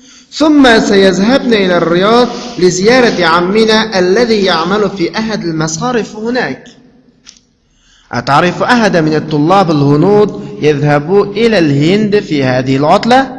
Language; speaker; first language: Arabic; non-native, fluent; Uyghur